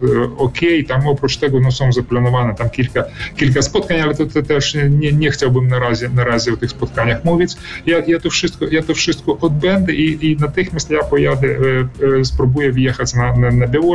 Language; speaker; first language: Polish; early bilingual, heritage; Polish